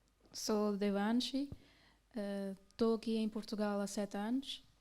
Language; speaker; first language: Portuguese; early bilingual, other home language; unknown